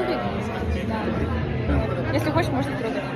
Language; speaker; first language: Russian; non-native, learner; Mongolian